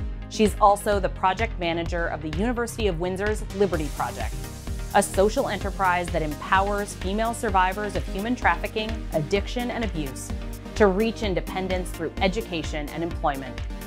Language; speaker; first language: English; native; English